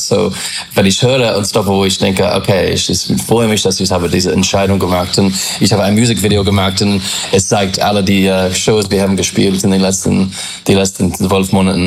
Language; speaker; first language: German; non-native, learner; English